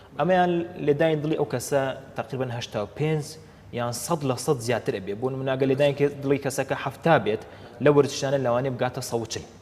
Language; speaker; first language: Central Kurdish; native; Central Kurdish